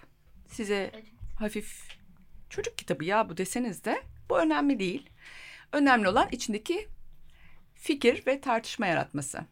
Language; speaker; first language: Turkish; native; Turkish